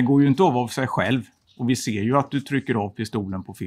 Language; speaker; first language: Swedish; native; Swedish